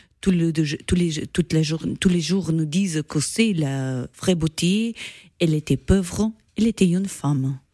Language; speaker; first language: French; non-native, learner; Portuguese